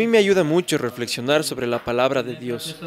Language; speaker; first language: Spanish; native; Spanish